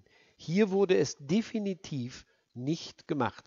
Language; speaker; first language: German; native; German